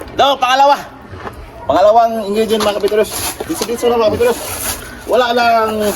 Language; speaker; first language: Filipino; non-native, local second language; Cebuano